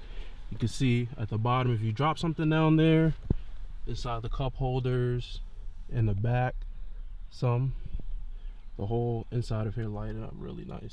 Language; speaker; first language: English; native; English